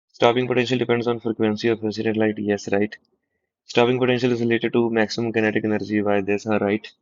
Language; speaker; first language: English; non-native, local second language; Punjabi